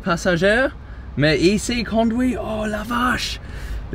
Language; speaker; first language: French; non-native, learner; English